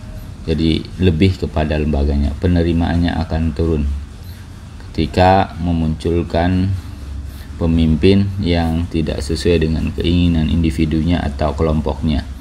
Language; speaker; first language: Indonesian; native; Indonesian